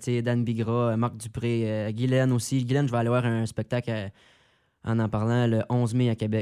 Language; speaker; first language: French; native; French